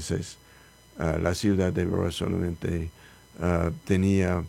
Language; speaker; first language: Spanish; non-native, learner; English